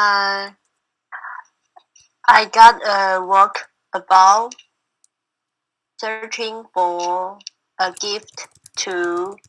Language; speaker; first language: English; non-native, learner; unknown